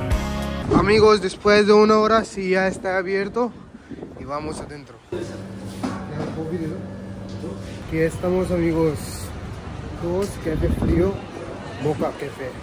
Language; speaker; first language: Spanish; non-native, learner; Hindi